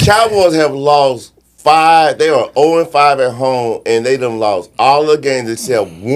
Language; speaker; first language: English; native; English